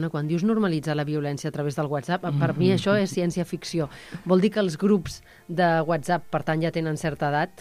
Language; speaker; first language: Catalan; native; Catalan